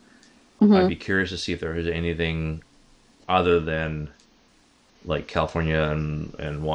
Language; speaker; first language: English; native; English